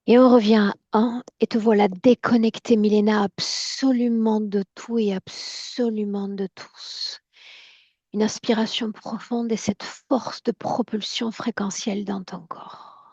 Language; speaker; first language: French; native; French